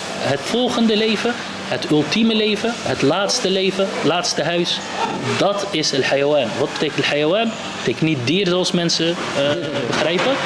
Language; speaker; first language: Dutch; early bilingual, other home language; Arabic